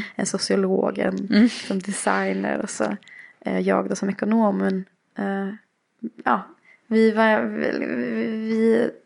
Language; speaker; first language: Swedish; native; Swedish